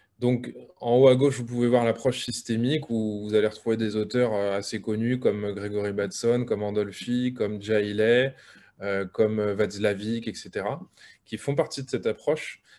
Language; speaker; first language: French; native; French